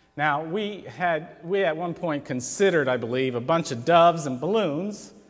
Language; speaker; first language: English; native; English